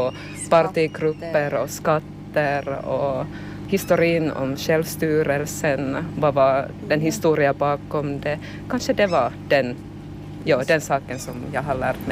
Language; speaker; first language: Swedish; non-native, learner; Finnish